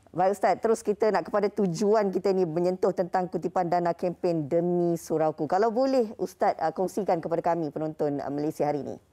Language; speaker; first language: Malay; native; Malay